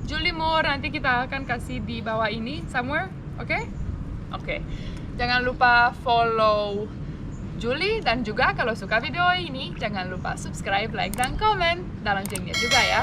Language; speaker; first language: Indonesian; non-native, fluent; Romanian